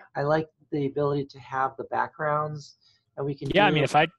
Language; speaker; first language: English; native; English